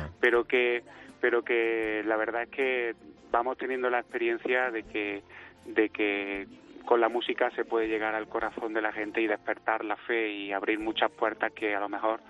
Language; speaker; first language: Spanish; native; Spanish